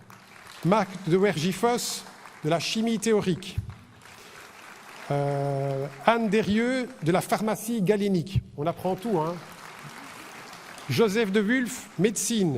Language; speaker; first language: French; native; French